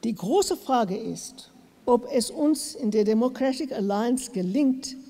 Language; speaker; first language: German; non-native, learner; English